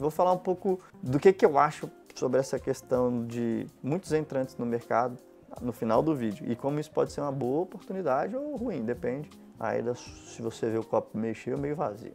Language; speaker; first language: Portuguese; native; Portuguese